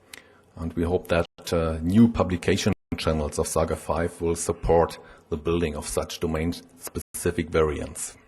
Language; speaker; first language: English; non-native, fluent; German